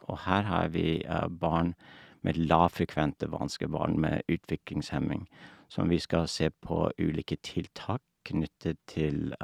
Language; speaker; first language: Norwegian; non-native, fluent; English